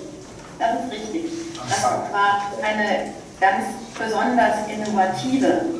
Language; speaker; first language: German; native; German